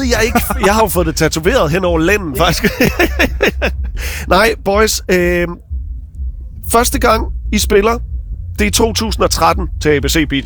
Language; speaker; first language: Danish; native; Danish